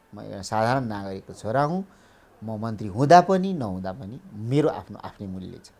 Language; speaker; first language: Nepali; native; Nepali